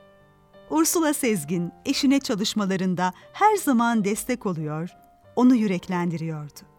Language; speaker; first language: Turkish; native; Turkish